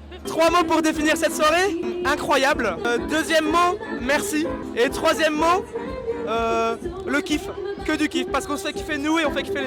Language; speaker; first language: French; native; French